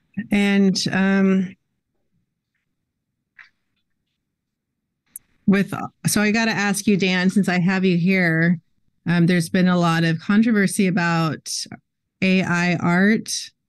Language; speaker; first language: English; native; English